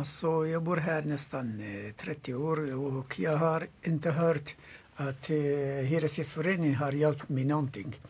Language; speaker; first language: Swedish; non-native, fluent; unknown